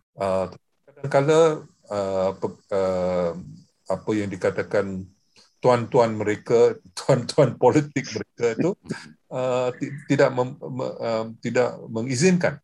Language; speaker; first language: Malay; non-native, local second language; English